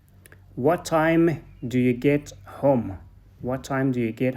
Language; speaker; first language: English; non-native, fluent; Persian